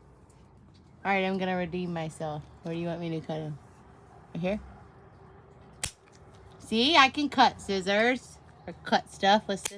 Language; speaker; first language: English; native; English